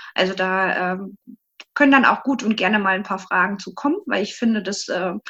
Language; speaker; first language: German; native; German